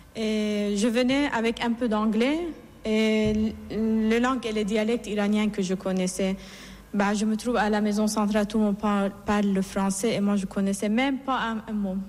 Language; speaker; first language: French; non-native, fluent; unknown